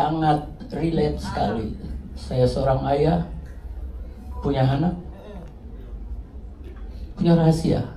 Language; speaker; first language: Indonesian; non-native, local second language; Sundanese